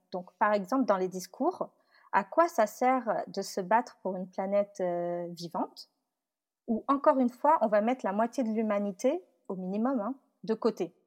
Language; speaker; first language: French; early bilingual, other home language; Tamil